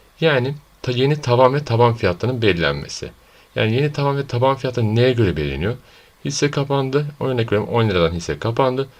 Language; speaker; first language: Turkish; native; Turkish